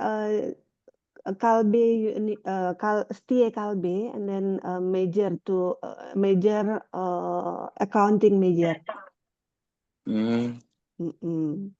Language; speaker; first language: English; non-native, learner; Indonesian